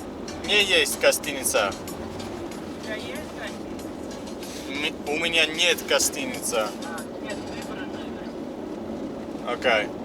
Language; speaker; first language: Russian; non-native, learner; English